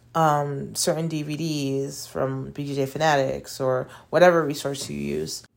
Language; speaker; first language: English; native; English